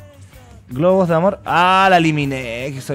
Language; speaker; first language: Spanish; native; Spanish